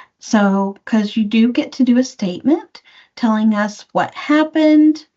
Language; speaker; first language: English; native; English